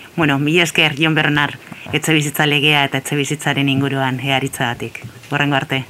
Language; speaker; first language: Basque; native; Basque